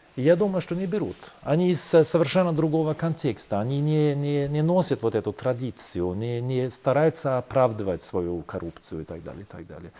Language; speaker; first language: Russian; non-native, fluent; Swedish